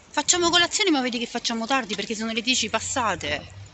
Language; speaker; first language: Italian; native; Italian